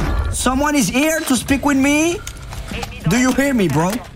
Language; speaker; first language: English; non-native, learner; French